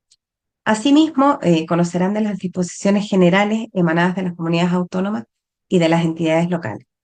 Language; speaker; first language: Spanish; native; Spanish